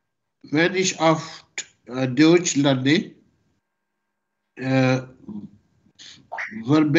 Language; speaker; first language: German; non-native, learner; Urdu